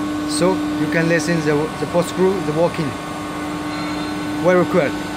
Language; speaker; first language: English; non-native, learner; Chinese